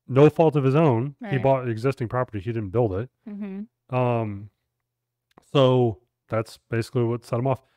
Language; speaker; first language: English; native; English